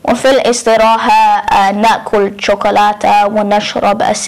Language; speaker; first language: Arabic; non-native, learner; English